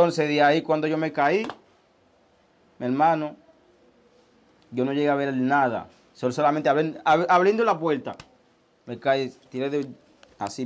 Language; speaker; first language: Spanish; early bilingual, other home language; Haitian Creole